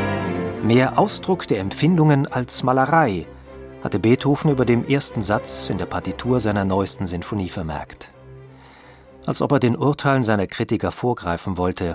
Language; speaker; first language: German; native; German